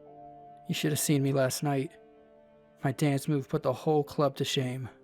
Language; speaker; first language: English; native; English